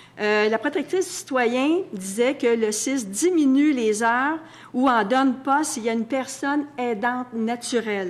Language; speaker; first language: French; native; French